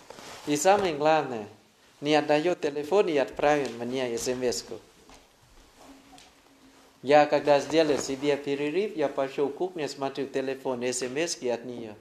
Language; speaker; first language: Russian; non-native, learner; Thai